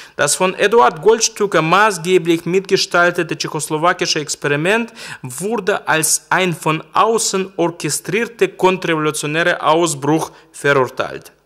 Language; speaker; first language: German; non-native, fluent; Russian